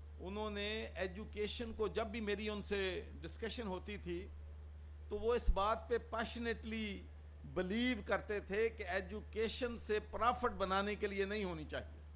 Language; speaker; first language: Urdu; non-native, local second language; Punjabi